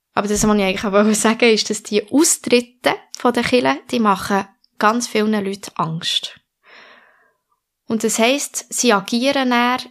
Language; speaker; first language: German; non-native, local second language; French